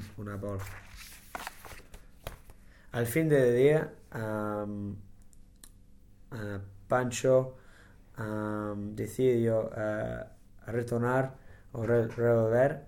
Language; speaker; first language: Spanish; non-native, learner; English